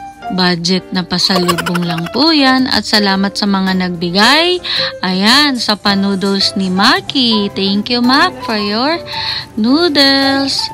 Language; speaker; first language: Filipino; native; Filipino